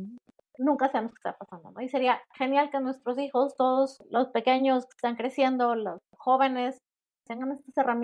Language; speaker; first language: Spanish; native; Spanish